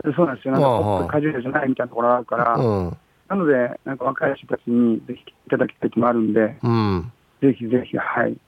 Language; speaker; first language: Japanese; native; Japanese